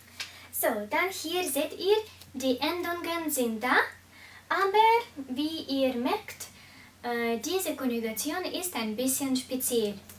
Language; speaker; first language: German; non-native, fluent; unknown